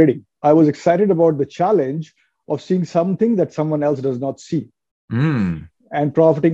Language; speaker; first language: English; non-native, local second language; Hindi